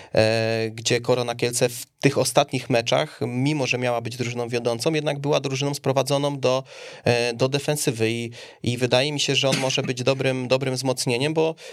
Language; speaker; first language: Polish; native; Polish